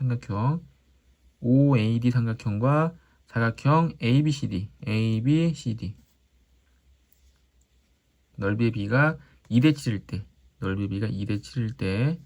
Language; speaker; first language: Korean; native; Korean